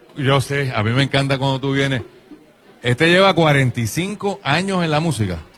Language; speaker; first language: Spanish; native; Spanish